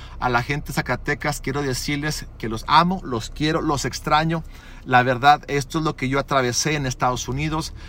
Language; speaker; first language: Spanish; early bilingual, other home language; English